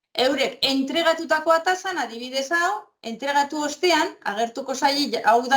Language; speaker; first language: Basque; native; Basque